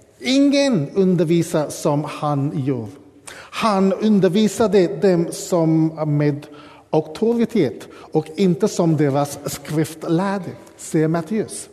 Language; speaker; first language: Swedish; non-native, fluent; English